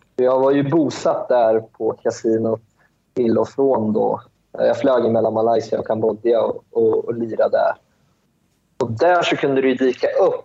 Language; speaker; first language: Swedish; early bilingual, other home language; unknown